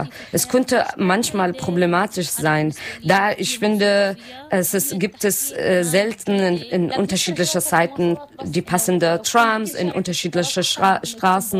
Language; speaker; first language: German; non-native, learner; Arabic